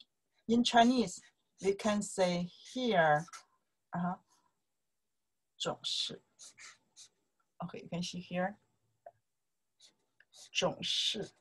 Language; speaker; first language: English; non-native, learner; Chinese